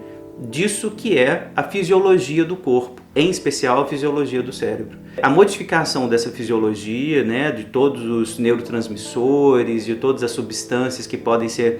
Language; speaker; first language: Portuguese; native; Portuguese